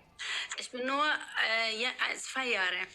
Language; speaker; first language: German; non-native, learner; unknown